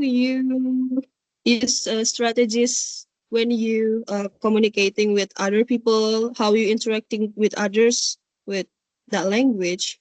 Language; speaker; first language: English; non-native, learner; Indonesian